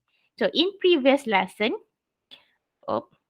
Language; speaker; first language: English; non-native, local second language; Malay